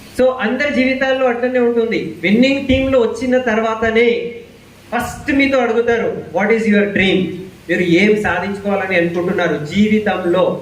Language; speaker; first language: Telugu; non-native, local second language; Hindi